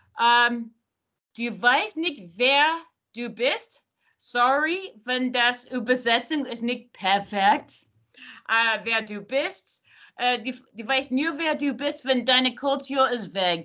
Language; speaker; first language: German; non-native, learner; English